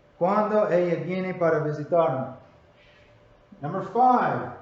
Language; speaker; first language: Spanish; non-native, learner; English